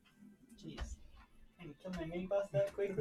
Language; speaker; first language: English; native; English